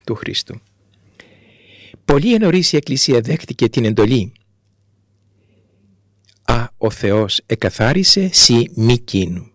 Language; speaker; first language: Greek; native; Greek